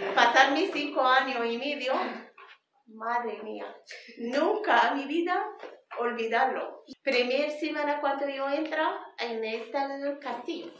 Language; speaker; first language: Spanish; non-native, learner; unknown